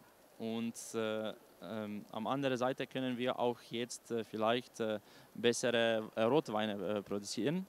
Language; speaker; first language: German; non-native, learner; Slovenian